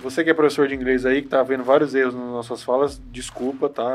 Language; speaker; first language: Portuguese; native; Portuguese